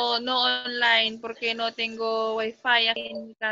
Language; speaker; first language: Spanish; non-native, learner; Filipino